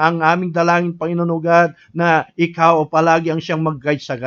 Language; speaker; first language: Filipino; native; Filipino